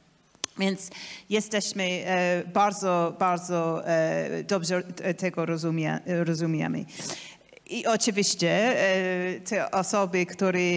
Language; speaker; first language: Polish; non-native, learner; English